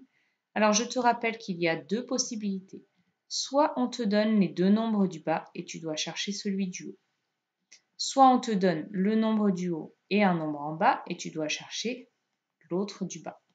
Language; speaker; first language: French; native; French